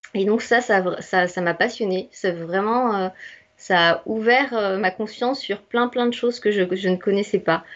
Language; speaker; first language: French; native; French